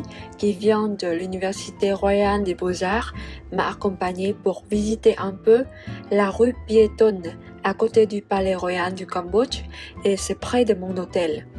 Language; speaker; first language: French; non-native, fluent; Vietnamese